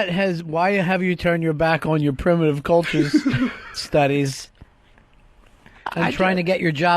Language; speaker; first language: English; native; English